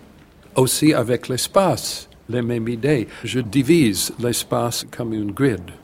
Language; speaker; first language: French; non-native, learner; English